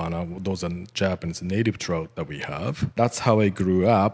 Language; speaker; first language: English; non-native, fluent; Japanese